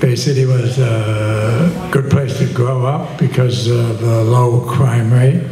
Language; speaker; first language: English; native; English